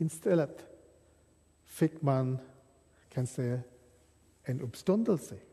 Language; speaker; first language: Swedish; non-native, fluent; English